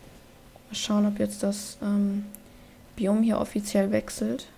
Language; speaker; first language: German; native; German